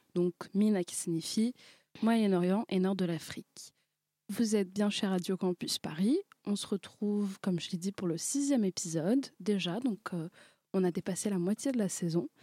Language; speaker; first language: French; native; French